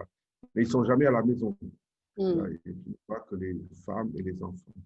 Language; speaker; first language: French; non-native, local second language; Wolof